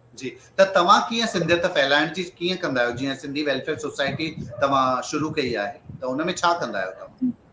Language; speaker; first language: Sindhi; early bilingual, heritage; Sindhi